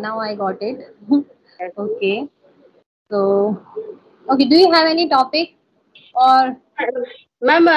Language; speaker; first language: English; non-native, local second language; Hindi